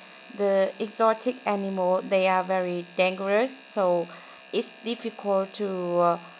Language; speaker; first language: English; non-native, learner; Vietnamese